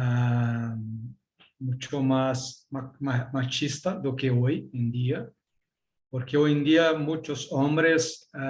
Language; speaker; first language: Spanish; non-native, learner; Portuguese